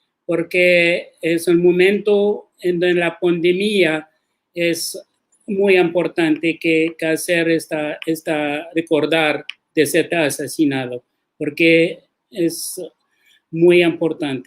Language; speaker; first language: Spanish; non-native, learner; Arabic